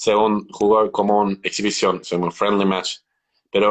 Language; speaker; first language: Spanish; non-native, learner; Turkish